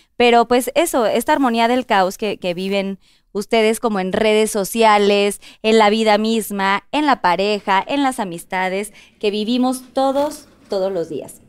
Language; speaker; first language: Spanish; native; Spanish